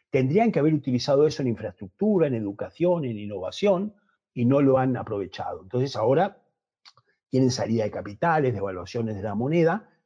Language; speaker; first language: Spanish; native; Spanish